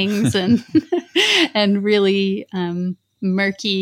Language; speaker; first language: English; native; English